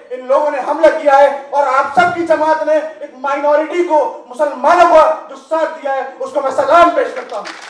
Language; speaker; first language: Hindi; native; Hindi